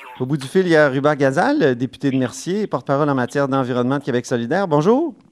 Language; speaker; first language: French; native; French